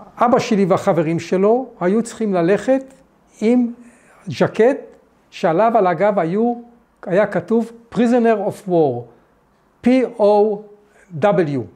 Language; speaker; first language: Hebrew; early bilingual, other home language; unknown